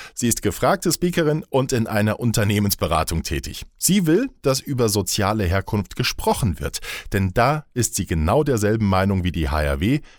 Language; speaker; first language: German; native; German